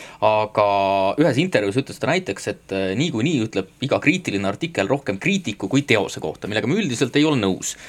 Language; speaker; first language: Estonian; native; Estonian